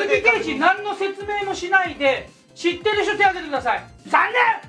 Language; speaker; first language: Japanese; native; Japanese